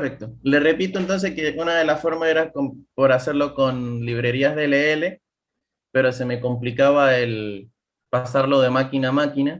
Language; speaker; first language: Spanish; native; Spanish